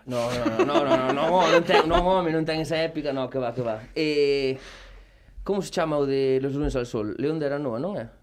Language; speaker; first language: Galician; non-native, local second language; Spanish